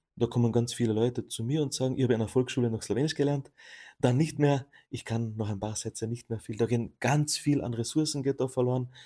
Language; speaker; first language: German; non-native, local second language; Slovenian